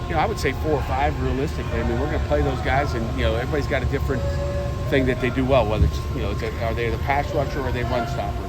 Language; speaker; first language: English; native; English